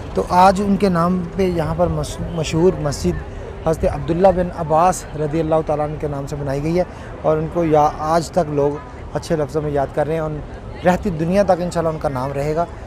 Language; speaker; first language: Urdu; non-native, local second language; Punjabi